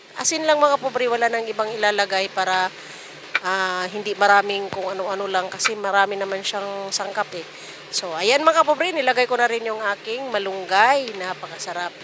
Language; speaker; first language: Filipino; non-native, local second language; Cebuano